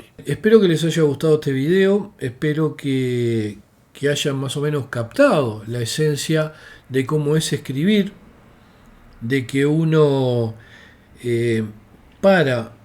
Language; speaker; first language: Spanish; native; Spanish